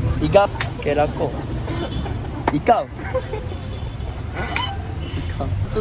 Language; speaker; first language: Cebuano; non-native, learner; Japanese